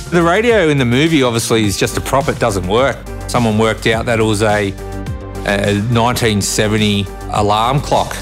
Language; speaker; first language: English; native; English